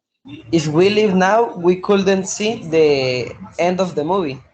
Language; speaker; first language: English; non-native, learner; Spanish